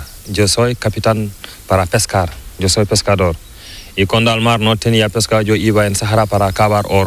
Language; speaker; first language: Spanish; non-native, learner; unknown